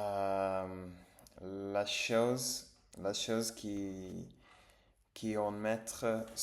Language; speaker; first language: French; non-native, learner; English